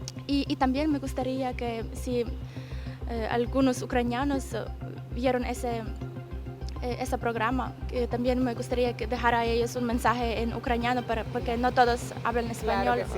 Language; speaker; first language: Spanish; non-native, fluent; Ukrainian